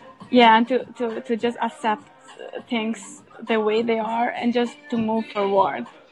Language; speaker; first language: English; non-native, fluent; Albanian